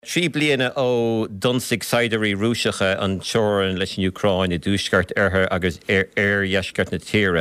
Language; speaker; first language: Irish; native; Irish